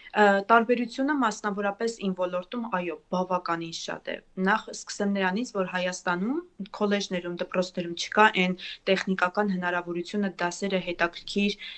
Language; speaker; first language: Armenian; native; Armenian